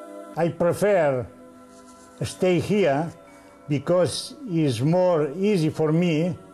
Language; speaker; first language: English; non-native, learner; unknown